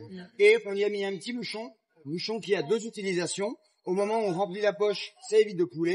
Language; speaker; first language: French; native; French